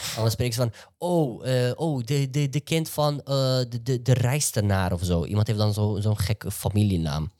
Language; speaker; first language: Dutch; native; Dutch